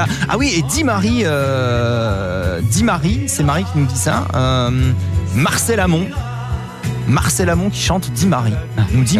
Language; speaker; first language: French; native; French